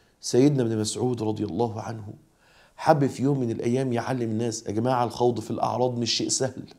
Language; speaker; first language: Arabic; native; Arabic